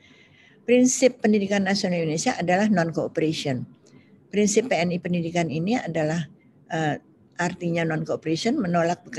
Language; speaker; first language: Indonesian; native; Indonesian